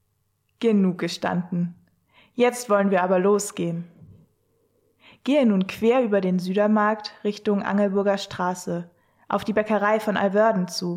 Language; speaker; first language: German; native; German